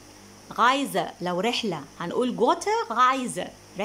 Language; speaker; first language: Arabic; native; Arabic